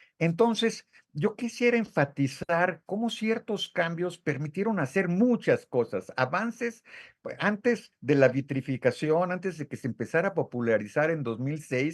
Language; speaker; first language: Spanish; native; Spanish